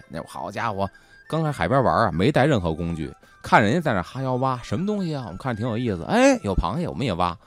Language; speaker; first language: Chinese; native; Chinese